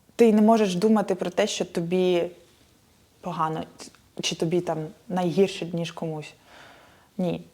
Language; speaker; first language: Ukrainian; native; Ukrainian